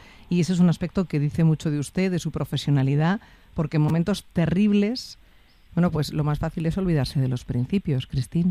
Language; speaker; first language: Spanish; native; Spanish